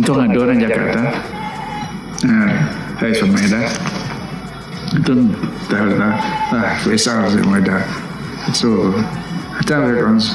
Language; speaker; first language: Dutch; non-native, local second language; Minangkabau